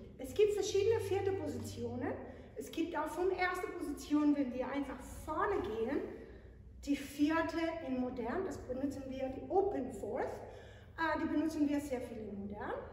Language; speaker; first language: German; non-native, fluent; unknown